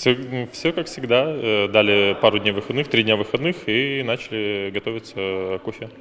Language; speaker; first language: Russian; native; Russian